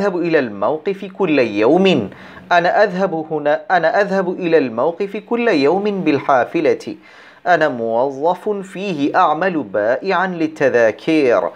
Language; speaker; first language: Arabic; non-native, fluent; Bangla